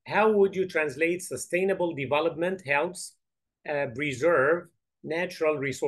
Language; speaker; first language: English; non-native, fluent; Arabic